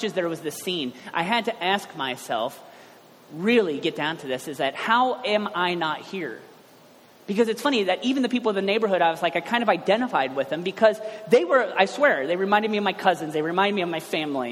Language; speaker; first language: English; native; English